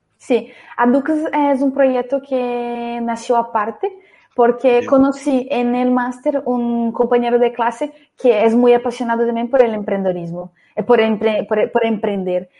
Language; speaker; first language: Spanish; non-native, fluent; Portuguese